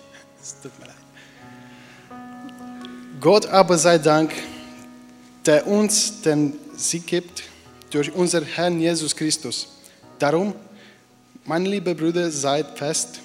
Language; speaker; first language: German; non-native, fluent; Romanian